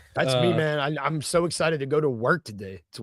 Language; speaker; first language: English; native; English